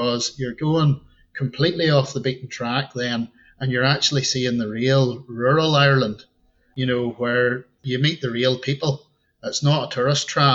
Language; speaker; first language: English; native; English